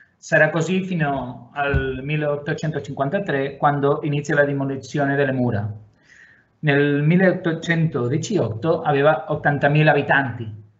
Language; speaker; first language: Italian; non-native, fluent; Catalan